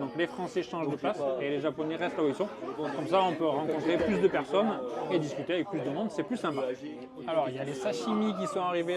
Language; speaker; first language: French; native; French